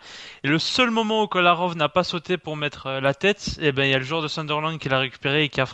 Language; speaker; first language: French; native; French